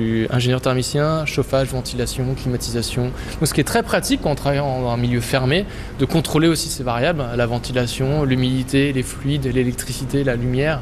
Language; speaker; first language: French; native; French